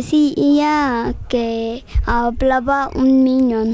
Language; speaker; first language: Spanish; early bilingual, other home language; French